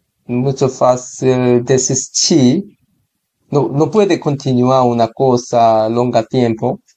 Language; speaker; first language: Spanish; non-native, learner; Korean